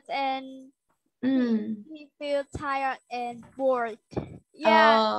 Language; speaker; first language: English; non-native, learner; Vietnamese